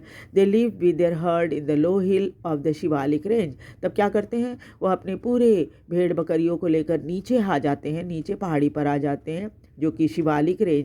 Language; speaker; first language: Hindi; native; Hindi